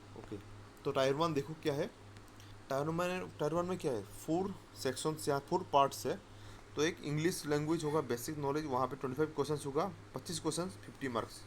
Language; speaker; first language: Hindi; non-native, local second language; Assamese